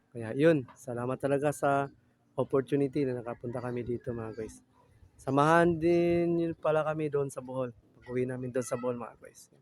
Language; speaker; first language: Filipino; non-native, local second language; Cebuano